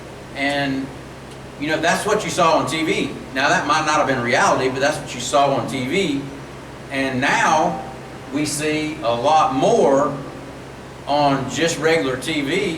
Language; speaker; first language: English; native; English